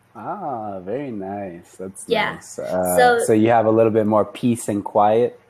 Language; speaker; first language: English; native; English